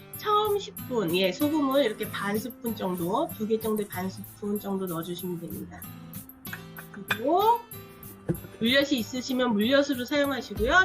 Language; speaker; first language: Korean; native; Korean